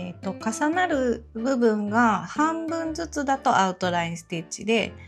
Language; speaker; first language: Japanese; native; Japanese